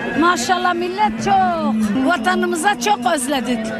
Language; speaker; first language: Turkish; early bilingual, heritage; Turkish